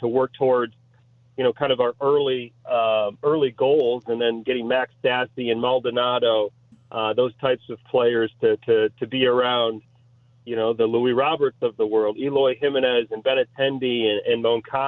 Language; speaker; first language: English; native; English